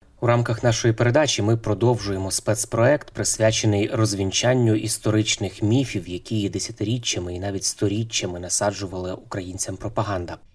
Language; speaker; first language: Ukrainian; native; Ukrainian